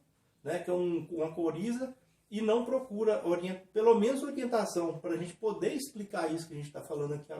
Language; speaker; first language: Portuguese; native; Portuguese